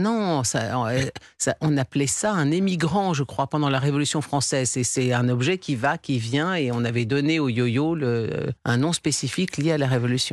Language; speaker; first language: French; native; French